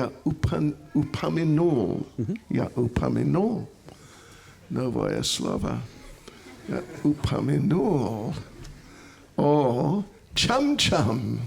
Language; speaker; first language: Russian; non-native, learner; English